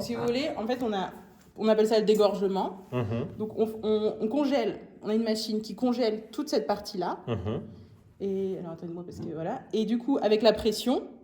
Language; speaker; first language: French; native; French